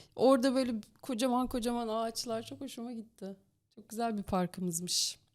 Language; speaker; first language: Turkish; native; Turkish